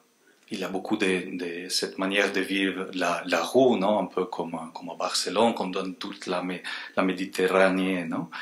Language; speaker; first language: French; non-native, fluent; Spanish